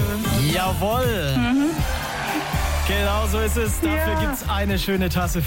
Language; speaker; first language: German; native; German